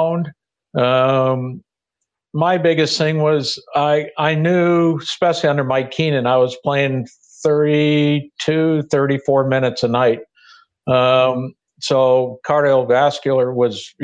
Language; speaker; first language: English; native; English